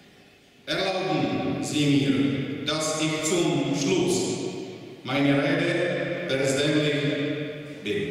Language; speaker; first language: German; non-native, fluent; Czech